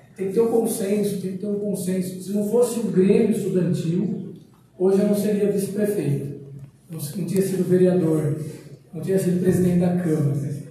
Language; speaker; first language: Portuguese; native; Portuguese